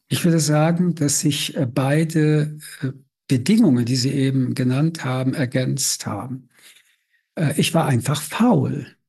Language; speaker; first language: German; early bilingual, other home language; French